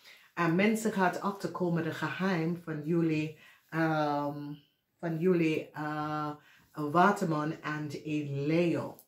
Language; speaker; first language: Dutch; non-native, learner; English